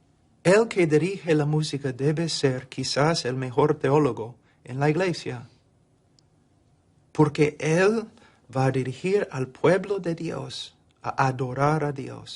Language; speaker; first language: Spanish; non-native, fluent; English